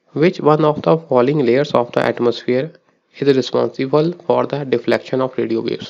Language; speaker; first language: English; non-native, local second language; Punjabi